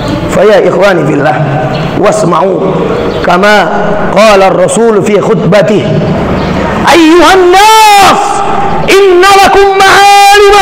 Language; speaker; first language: Arabic; non-native, fluent; Indonesian